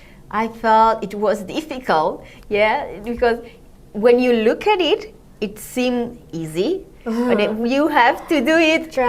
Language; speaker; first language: English; non-native, fluent; Italian